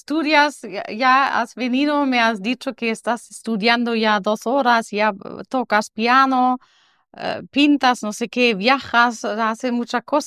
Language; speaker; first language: Spanish; non-native, learner; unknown